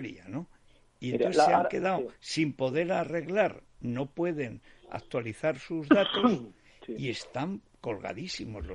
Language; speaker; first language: Spanish; native; Spanish